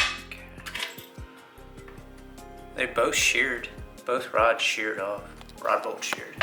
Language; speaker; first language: English; native; English